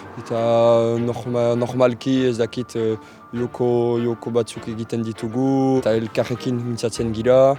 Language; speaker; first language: Basque; non-native, local second language; French